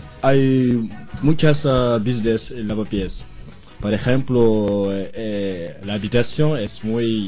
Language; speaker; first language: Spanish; non-native, learner; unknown